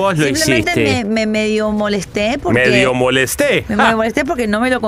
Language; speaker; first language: Spanish; native; Spanish